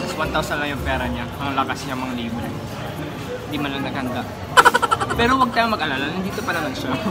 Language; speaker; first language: Filipino; non-native, local second language; Waray